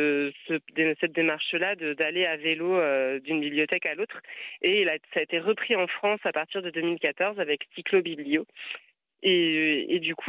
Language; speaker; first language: French; native; French